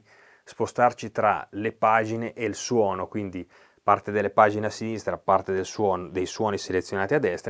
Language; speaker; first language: Italian; native; Italian